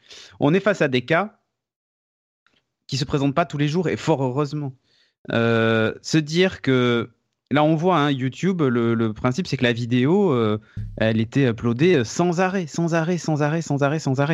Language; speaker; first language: French; native; French